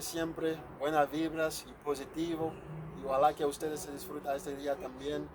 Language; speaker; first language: Spanish; non-native, fluent; Haitian Creole